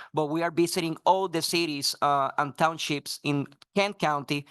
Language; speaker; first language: English; non-native, fluent; Spanish